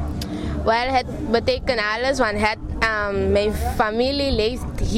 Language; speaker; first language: Dutch; non-native, local second language; Papiamento